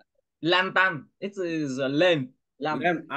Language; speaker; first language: English; non-native, learner; Vietnamese